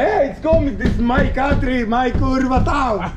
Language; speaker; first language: English; non-native, learner; Polish